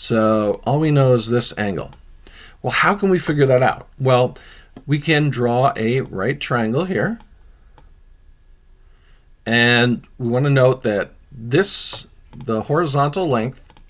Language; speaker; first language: English; native; English